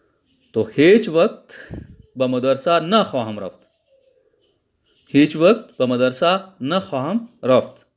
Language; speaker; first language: Persian; non-native, fluent; Urdu